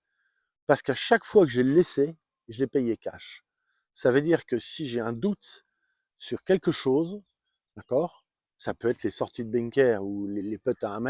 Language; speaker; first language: French; native; French